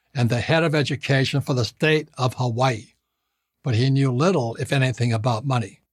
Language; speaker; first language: English; native; English